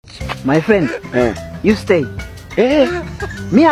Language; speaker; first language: English; non-native, learner; Swahili